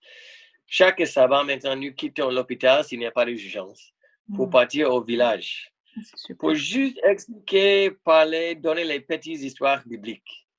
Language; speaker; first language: French; non-native, fluent; English